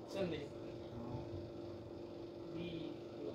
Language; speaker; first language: Chinese; non-native, learner; Indonesian